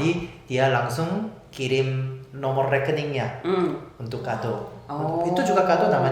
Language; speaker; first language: Indonesian; non-native, fluent; Korean